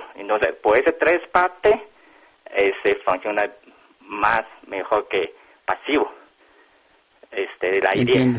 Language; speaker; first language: Spanish; non-native, learner; Chinese